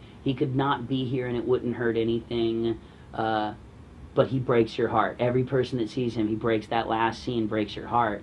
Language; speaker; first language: English; native; English